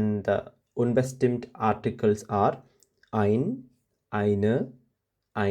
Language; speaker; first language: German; non-native, fluent; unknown